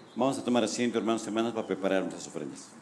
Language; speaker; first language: Spanish; native; Spanish